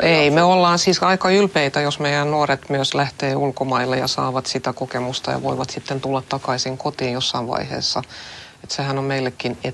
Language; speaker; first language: Finnish; non-native, local second language; Swedish